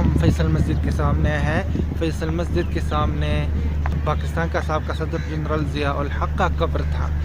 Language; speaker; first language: Hindi; non-native, fluent; Arabic